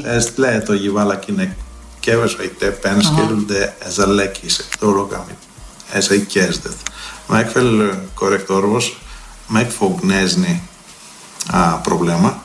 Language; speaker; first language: Hungarian; non-native, learner; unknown